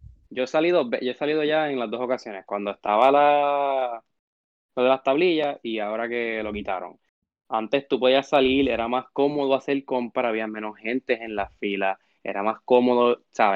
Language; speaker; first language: Spanish; native; Spanish